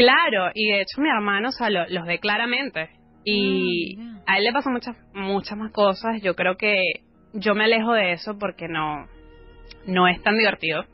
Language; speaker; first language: Spanish; native; Spanish